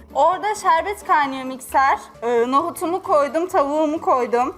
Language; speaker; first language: Turkish; native; Turkish